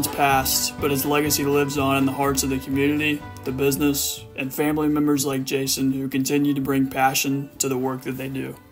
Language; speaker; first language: English; native; English